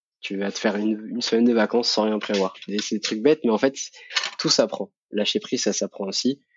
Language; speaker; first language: French; native; French